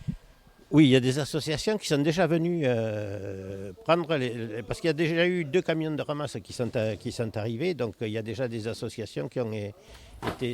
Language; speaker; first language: French; native; French